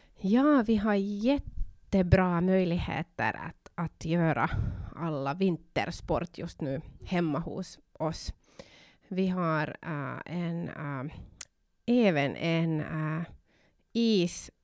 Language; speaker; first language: Swedish; non-native, local second language; Finnish